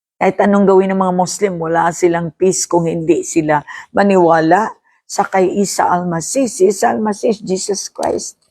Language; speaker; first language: Filipino; non-native, local second language; Hiligaynon